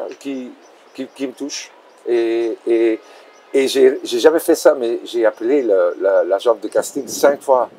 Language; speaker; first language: French; non-native, local second language; Dutch